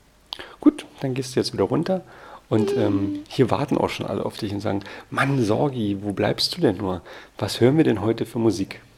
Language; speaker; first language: German; native; German